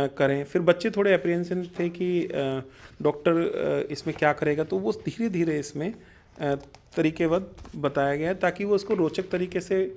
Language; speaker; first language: Hindi; non-native, local second language; Punjabi